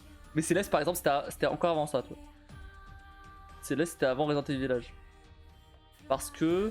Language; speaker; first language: French; native; French